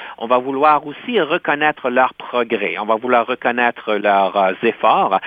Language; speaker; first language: French; native; French